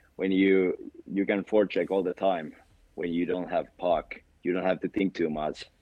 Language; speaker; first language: English; non-native, fluent; Finnish